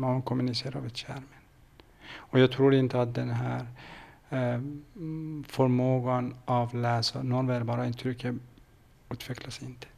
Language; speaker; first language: Swedish; non-native, fluent; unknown